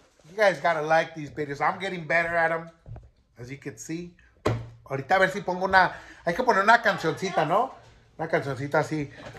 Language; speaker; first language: English; early bilingual, other home language; Spanish